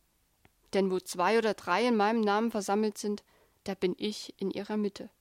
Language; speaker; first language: German; native; German